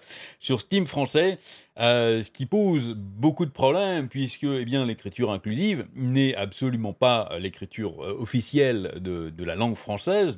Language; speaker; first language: French; native; French